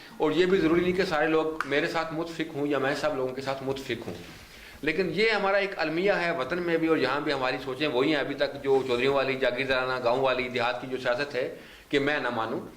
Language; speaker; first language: Urdu; native; Urdu